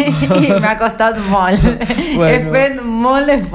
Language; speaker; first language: Catalan; non-native, learner; Spanish